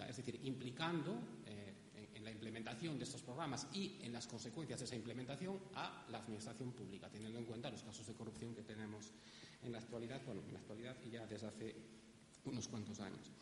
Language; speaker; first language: Spanish; native; Spanish